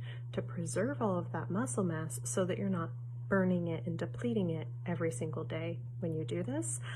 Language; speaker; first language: English; native; English